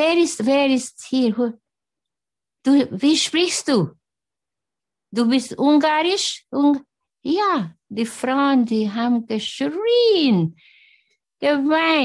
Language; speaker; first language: German; non-native, learner; Hungarian